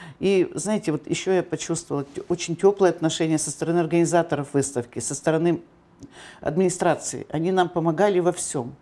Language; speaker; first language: Russian; native; Russian